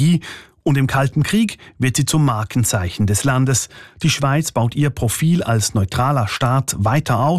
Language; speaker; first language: German; native; German